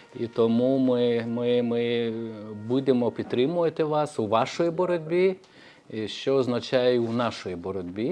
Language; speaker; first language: Ukrainian; non-native, fluent; Lithuanian